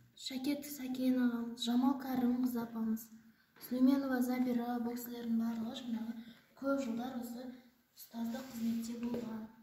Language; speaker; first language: Kazakh; native; Kazakh